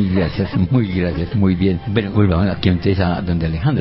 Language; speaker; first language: Spanish; native; Spanish